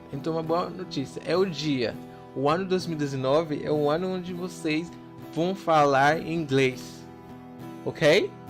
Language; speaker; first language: Portuguese; non-native, fluent; English